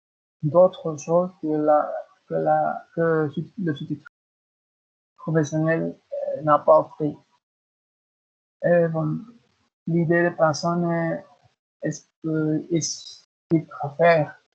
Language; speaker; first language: French; non-native, learner; Spanish